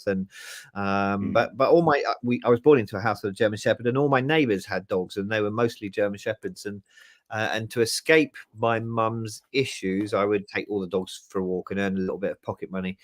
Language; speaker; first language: English; native; English